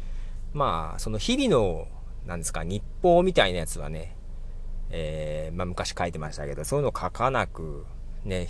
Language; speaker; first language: Japanese; native; Japanese